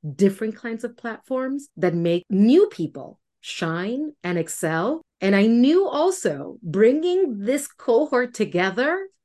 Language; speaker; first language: English; non-native, fluent; Spanish